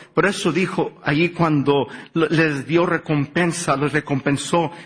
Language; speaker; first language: Spanish; early bilingual, heritage; Spanish